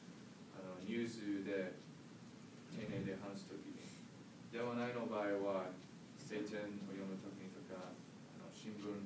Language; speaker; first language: Japanese; non-native, learner; English